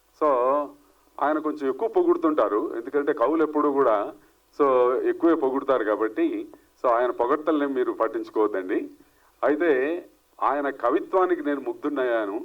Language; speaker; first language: Telugu; native; Telugu